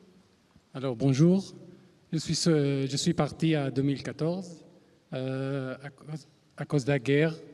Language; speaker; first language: French; non-native, learner; Arabic